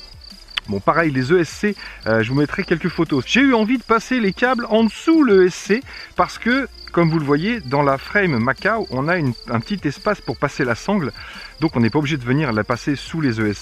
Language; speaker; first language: French; native; French